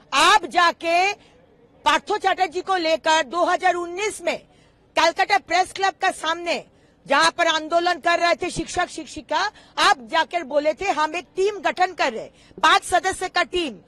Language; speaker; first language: Hindi; non-native, local second language; Bangla